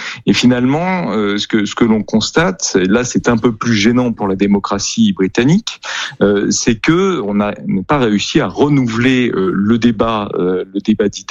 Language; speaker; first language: French; native; French